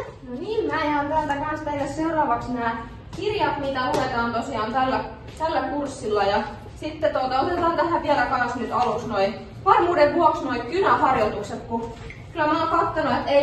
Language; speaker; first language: Finnish; native; Finnish